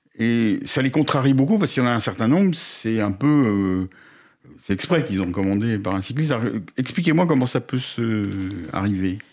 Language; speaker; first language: French; native; French